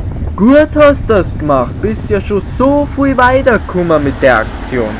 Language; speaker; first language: German; native; German